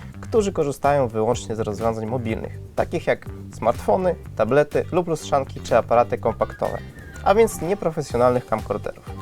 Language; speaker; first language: Polish; native; Polish